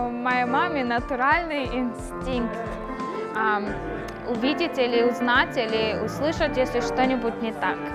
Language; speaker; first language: Russian; early bilingual, heritage; Russian